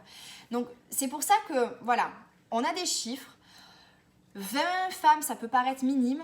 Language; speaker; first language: French; native; French